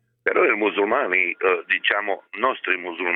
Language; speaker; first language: Italian; non-native, fluent; Serbian